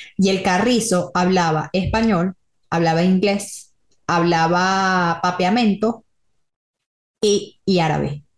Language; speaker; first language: Spanish; native; Spanish